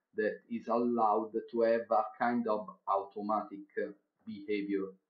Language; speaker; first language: English; non-native, fluent; Italian